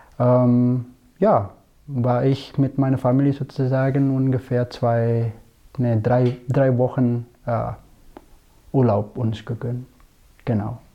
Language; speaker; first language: German; non-native, fluent; Indonesian